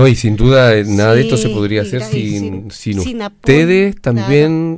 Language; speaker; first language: Spanish; native; Spanish